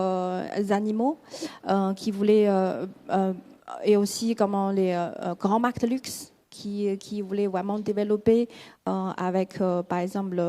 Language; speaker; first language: French; non-native, fluent; Chinese